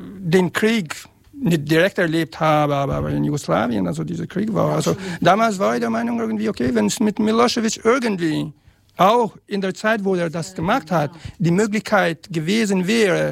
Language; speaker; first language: German; non-native, fluent; Serbian